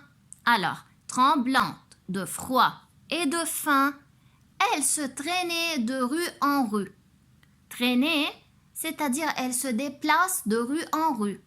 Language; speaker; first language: French; non-native, local second language; Arabic